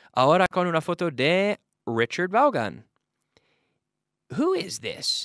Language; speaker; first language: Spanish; non-native, fluent; English